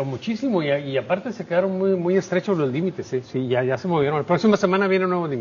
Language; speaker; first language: Spanish; native; Spanish